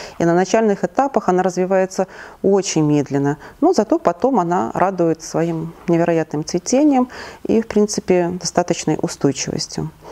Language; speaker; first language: Russian; native; Russian